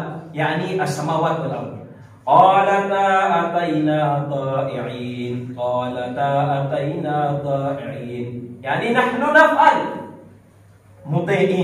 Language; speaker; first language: Arabic; non-native, learner; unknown